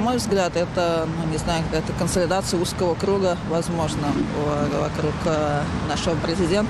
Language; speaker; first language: Russian; native; Russian